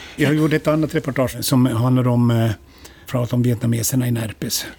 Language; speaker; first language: Swedish; native; Swedish